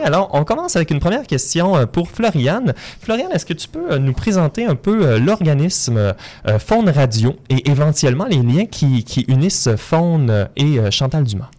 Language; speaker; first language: French; native; French